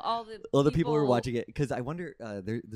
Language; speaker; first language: English; native; English